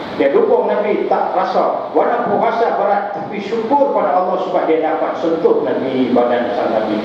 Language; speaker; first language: Malay; non-native, local second language; Tamil